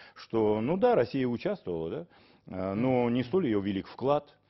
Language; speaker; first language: Russian; native; Russian